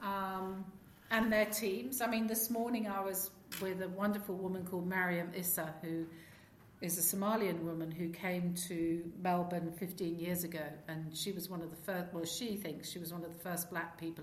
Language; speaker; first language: English; native; English